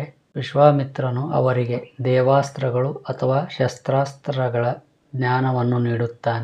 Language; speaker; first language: Kannada; native; Kannada